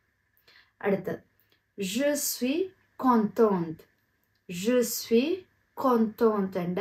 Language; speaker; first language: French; non-native, fluent; Tamil